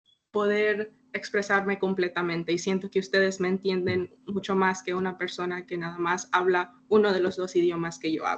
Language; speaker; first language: Spanish; early bilingual, heritage; Spanish